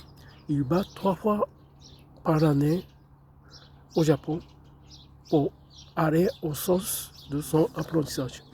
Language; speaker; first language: French; non-native, fluent; Japanese